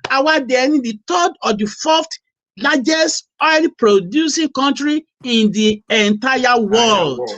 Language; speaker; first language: English; non-native, local second language; Yoruba